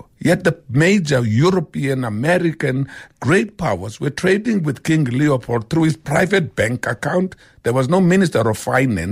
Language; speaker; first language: English; non-native, local second language; Xhosa